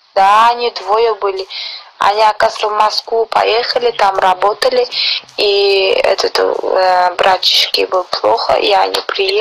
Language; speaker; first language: Russian; non-native, local second language; Uzbek